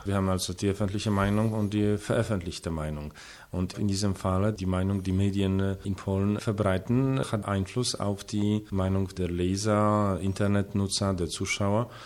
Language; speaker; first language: German; non-native, fluent; Polish